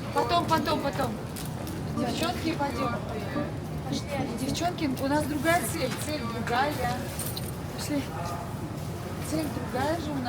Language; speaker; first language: Russian; native; Russian